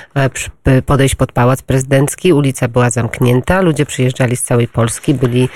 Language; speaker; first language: Polish; native; Polish